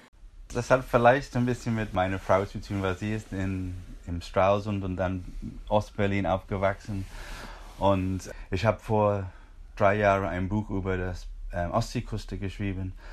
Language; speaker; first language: German; non-native, fluent; English